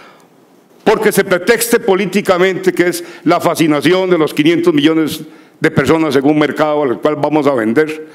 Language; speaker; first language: Spanish; native; Spanish